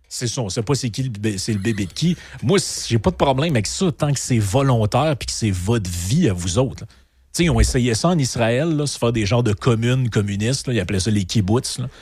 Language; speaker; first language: French; native; French